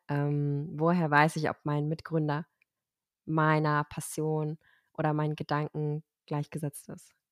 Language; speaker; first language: German; native; German